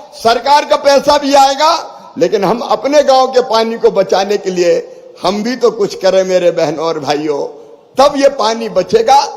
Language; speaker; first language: Hindi; native; Hindi